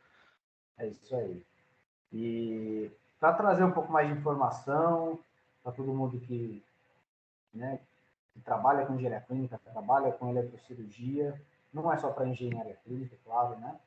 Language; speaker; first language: Portuguese; native; Portuguese